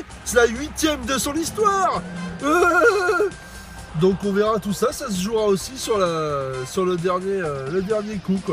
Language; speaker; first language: French; native; French